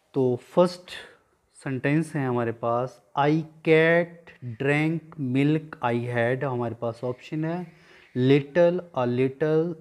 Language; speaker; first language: Hindi; non-native, local second language; Punjabi